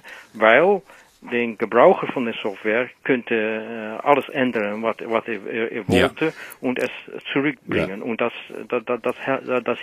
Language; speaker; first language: German; non-native, learner; Dutch